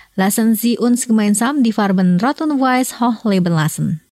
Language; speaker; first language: German; non-native, fluent; Indonesian